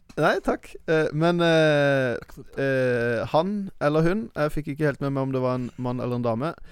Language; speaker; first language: Norwegian; native; Norwegian